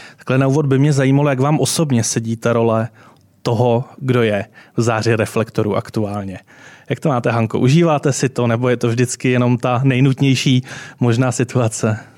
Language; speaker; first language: Czech; native; Czech